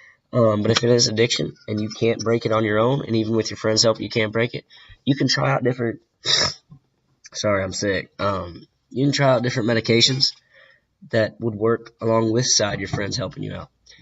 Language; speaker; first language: English; native; English